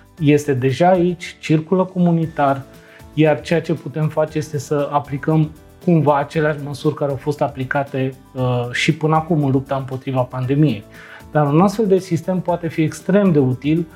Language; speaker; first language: Romanian; native; Romanian